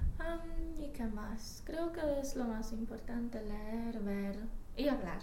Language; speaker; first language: Spanish; non-native, fluent; English